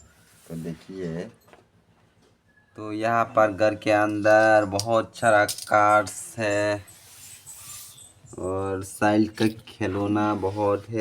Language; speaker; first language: Hindi; non-native, local second language; Kok Borok